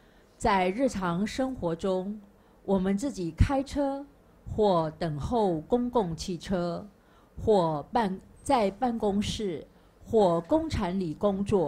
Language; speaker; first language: Chinese; native; Chinese